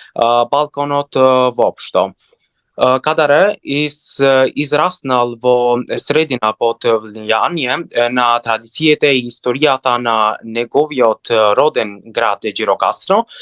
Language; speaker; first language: Macedonian; non-native, local second language; Albanian